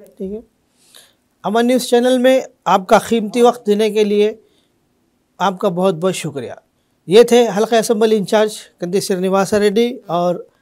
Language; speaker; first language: Hindi; non-native, local second language; Urdu